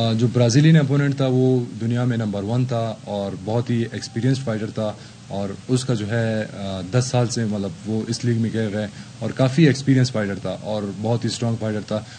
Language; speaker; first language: Urdu; non-native, local second language; Baluchi